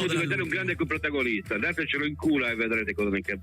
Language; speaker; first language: Italian; native; Italian